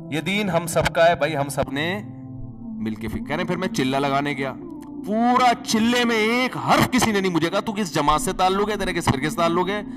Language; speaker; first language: Urdu; native; Urdu